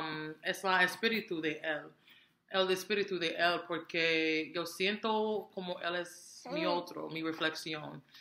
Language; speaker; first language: Spanish; non-native, learner; English